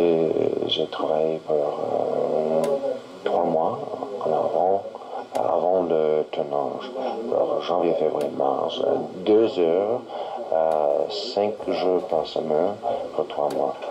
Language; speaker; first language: French; non-native, learner; English